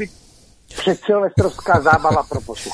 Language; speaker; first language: Czech; native; Czech